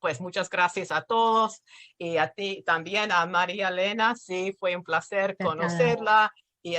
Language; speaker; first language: Spanish; non-native, fluent; English